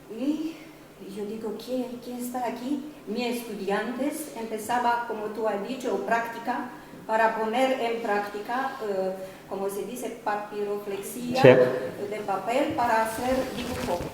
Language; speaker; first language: Spanish; non-native, fluent; Romanian